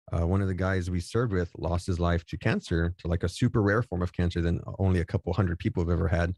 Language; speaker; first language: English; native; English